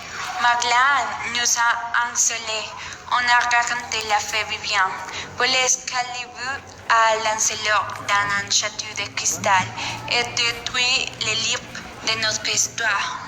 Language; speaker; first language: French; non-native, learner; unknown